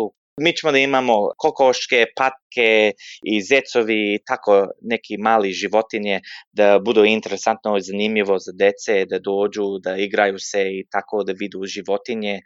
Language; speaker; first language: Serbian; early bilingual, heritage; Serbian